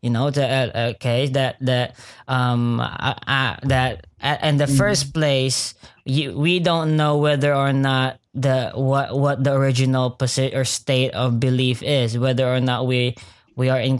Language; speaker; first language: English; non-native, local second language; Filipino